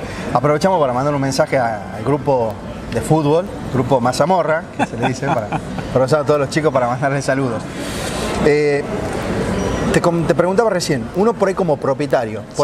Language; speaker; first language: Spanish; native; Spanish